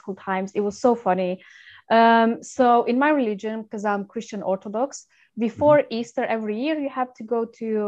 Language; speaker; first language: English; non-native, fluent; Romanian